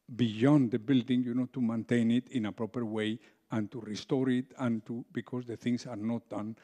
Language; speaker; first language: English; non-native, fluent; Spanish